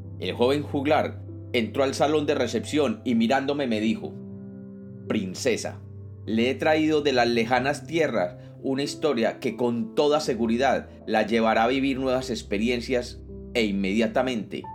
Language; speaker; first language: Spanish; native; Spanish